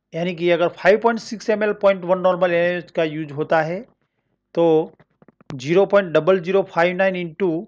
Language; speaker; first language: Hindi; non-native, local second language; Marathi